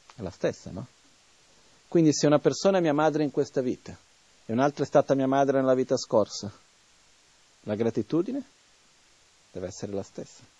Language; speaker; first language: Italian; non-native, fluent; Portuguese